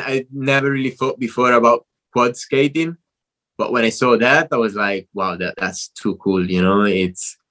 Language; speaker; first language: English; non-native, fluent; Italian